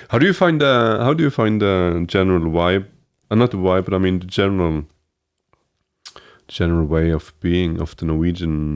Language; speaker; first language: English; non-native, fluent; Norwegian